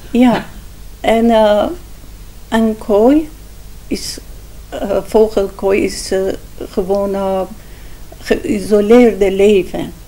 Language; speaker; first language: Dutch; non-native, learner; Persian